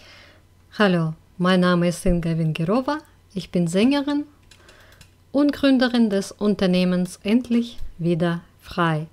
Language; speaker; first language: German; non-native, fluent; Russian